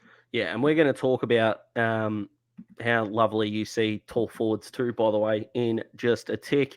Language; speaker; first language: English; native; English